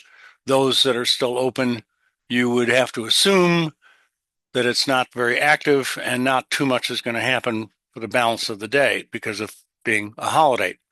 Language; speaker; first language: English; native; English